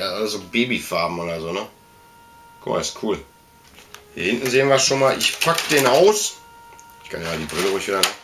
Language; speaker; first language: German; native; German